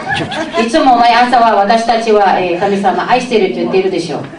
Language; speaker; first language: Japanese; non-native, fluent; Filipino